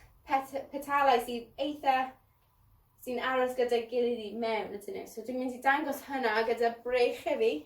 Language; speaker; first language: Welsh; non-native, local second language; English